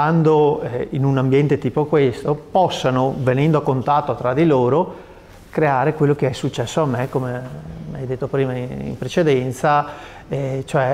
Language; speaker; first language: Italian; native; Italian